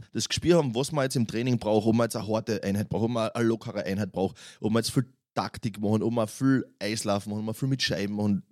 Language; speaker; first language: German; native; German